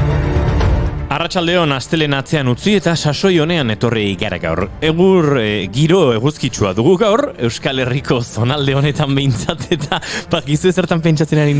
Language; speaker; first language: Basque; native; Basque